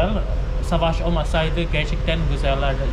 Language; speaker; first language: Turkish; non-native, fluent; Khmer